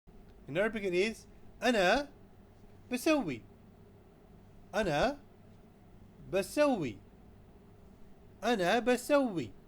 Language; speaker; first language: Arabic; non-native, fluent; Urdu